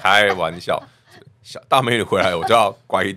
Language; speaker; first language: Chinese; native; Chinese